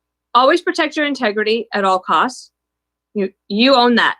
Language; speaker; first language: English; native; English